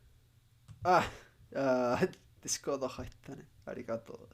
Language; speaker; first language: Japanese; non-native, learner; Spanish